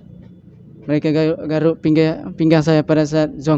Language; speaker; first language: Indonesian; non-native, local second language; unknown